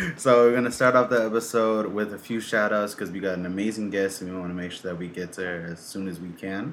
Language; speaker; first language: English; early bilingual, other home language; Spanish